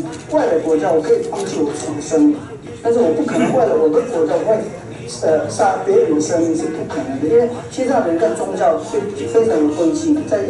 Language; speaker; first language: Chinese; non-native, fluent; Tibetan